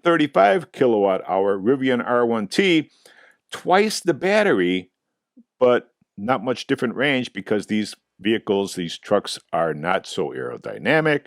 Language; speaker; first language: English; native; English